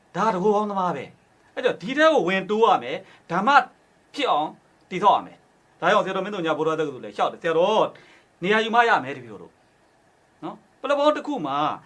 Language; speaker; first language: Burmese; native; Burmese